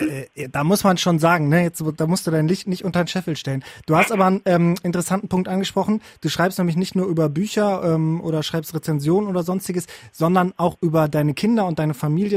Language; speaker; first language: German; native; German